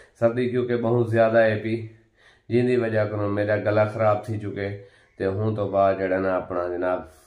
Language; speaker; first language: Punjabi; non-native, local second language; Saraiki